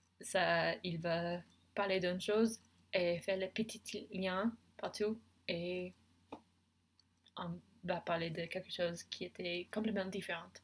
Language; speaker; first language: French; non-native, learner; English